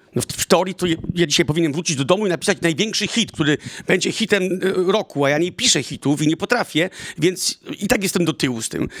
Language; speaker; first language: Polish; early bilingual, heritage; Polish